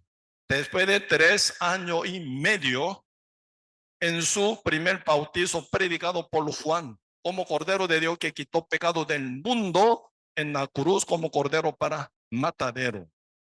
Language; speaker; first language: Spanish; non-native, learner; Korean